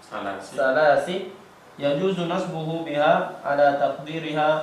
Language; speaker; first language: Arabic; non-native, learner; Indonesian